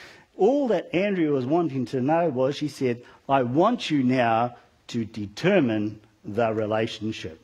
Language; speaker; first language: English; native; English